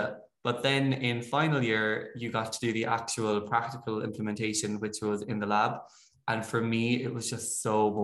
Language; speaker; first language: English; native; English